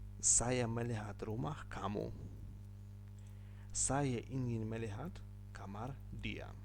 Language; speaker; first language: Indonesian; non-native, learner; Ukrainian